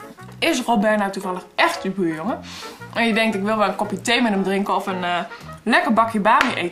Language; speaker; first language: Dutch; native; Dutch